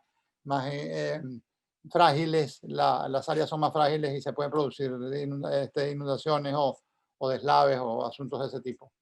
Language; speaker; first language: Spanish; native; Spanish